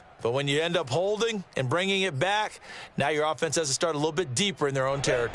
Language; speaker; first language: English; native; English